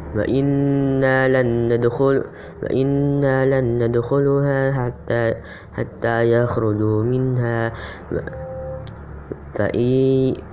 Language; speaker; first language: Arabic; non-native, learner; Indonesian